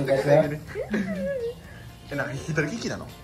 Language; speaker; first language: Japanese; non-native, fluent; Indonesian